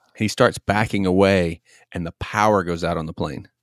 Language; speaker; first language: English; native; English